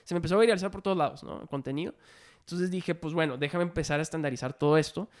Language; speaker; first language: Spanish; native; Spanish